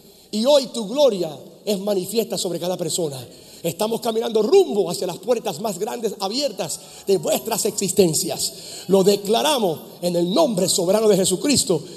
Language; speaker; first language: Spanish; early bilingual, heritage; Spanish